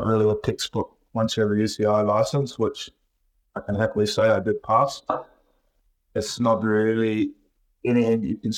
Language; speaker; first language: English; native; English